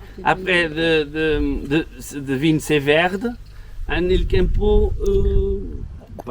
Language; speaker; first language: French; non-native, learner; Portuguese